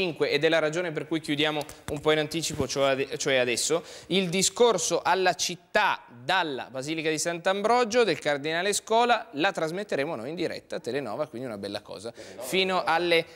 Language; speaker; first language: Italian; native; Italian